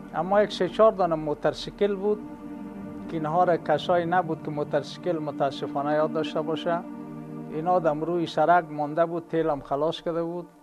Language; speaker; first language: Persian; native; Persian